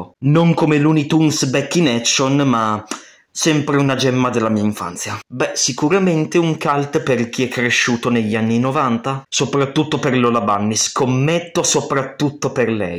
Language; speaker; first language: Italian; native; Italian